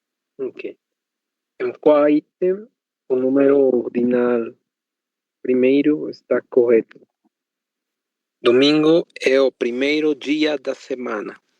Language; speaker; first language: Portuguese; non-native, learner; Spanish